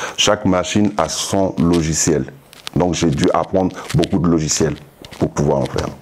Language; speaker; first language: French; non-native, local second language; Sango